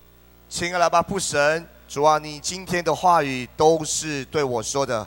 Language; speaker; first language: Chinese; native; Chinese